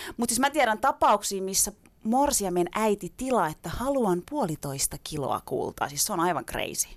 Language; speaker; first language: Finnish; early bilingual, other home language; Turkish